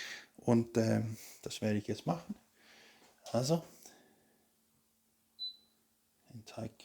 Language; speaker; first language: German; non-native, fluent; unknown